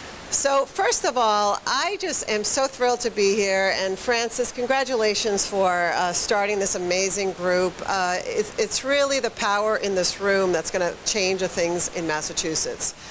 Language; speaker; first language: English; early bilingual, other home language; Spanish